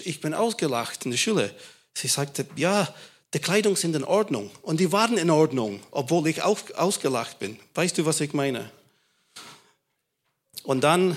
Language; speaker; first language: German; non-native, fluent; English